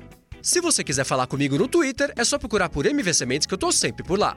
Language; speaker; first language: Portuguese; native; Portuguese